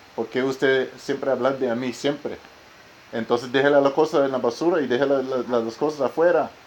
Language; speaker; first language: Spanish; non-native, learner; English